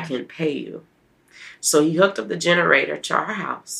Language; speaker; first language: English; native; English